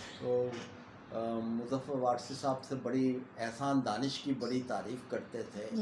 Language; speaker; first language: Urdu; native; Urdu